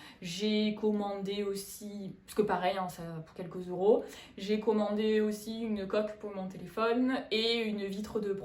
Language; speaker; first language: French; native; French